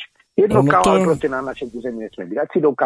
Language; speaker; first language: Czech; native; Czech